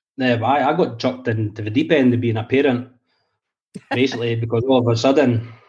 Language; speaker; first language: English; native; English